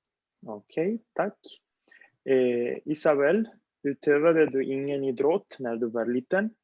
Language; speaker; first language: Swedish; non-native, fluent; Spanish